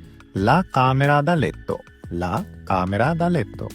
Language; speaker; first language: Italian; non-native, fluent; Sinhala